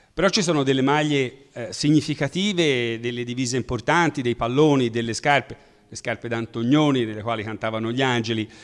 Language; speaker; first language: Italian; native; Italian